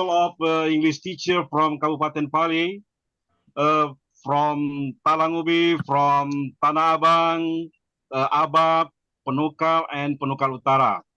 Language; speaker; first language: English; non-native, learner; Indonesian